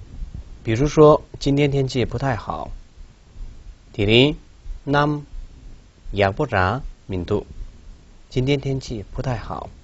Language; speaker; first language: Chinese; non-native, local second language; Tibetan